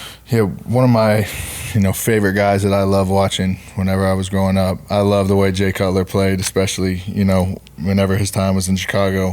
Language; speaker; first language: English; native; English